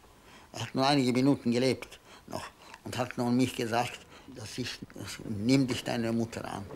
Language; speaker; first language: German; non-native, fluent; Polish